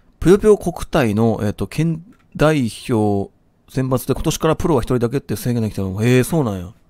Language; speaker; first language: Japanese; native; Japanese